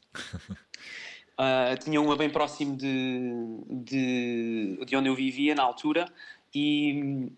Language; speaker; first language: Portuguese; native; Portuguese